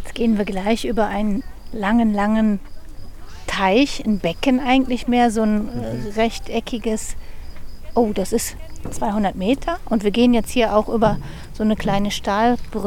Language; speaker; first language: German; native; German